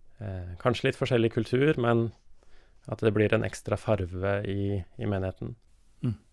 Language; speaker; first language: Norwegian; native; Norwegian